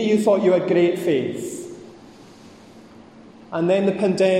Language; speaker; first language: English; native; English